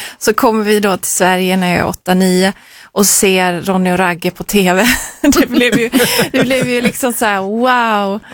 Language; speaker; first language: Swedish; early bilingual, other home language; Persian